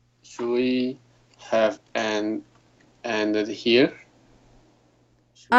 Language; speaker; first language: English; non-native, learner; Chinese